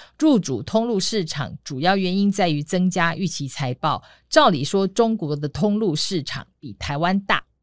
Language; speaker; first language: Chinese; native; Chinese